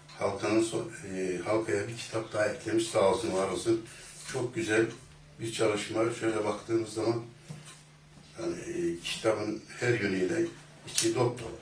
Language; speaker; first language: Turkish; native; Turkish